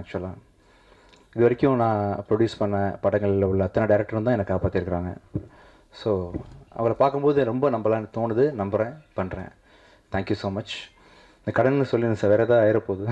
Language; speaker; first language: Tamil; native; Tamil